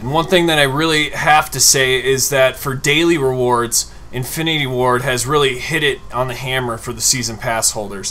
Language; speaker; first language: English; native; English